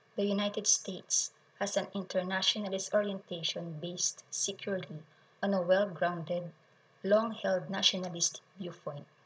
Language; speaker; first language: English; non-native, local second language; Filipino